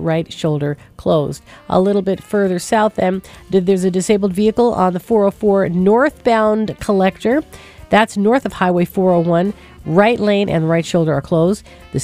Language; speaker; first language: English; native; English